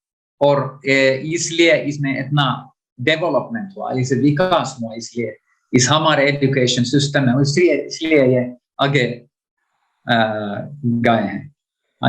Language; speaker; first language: Hindi; non-native, learner; Finnish